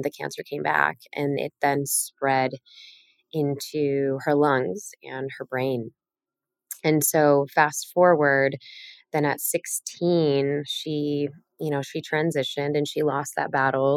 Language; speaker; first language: English; native; English